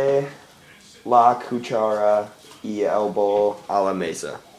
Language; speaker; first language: Spanish; non-native, learner; English